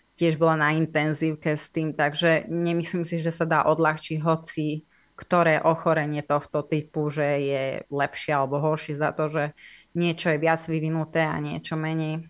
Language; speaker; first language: Slovak; non-native, local second language; Hungarian